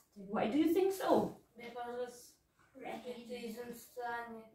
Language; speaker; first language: English; non-native, fluent; Russian